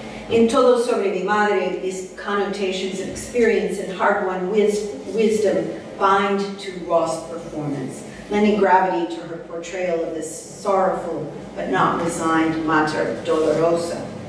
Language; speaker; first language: English; native; English